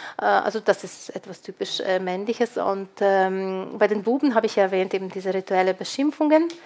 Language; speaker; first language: German; non-native, fluent; Ukrainian